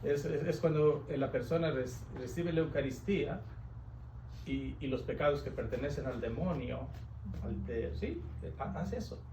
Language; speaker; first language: Spanish; native; Spanish